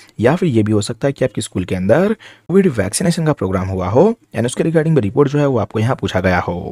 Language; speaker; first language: Hindi; non-native, local second language; Gujarati